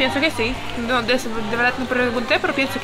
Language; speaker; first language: Spanish; non-native, learner; Ukrainian